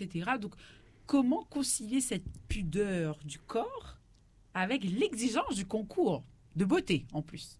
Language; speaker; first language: French; native; French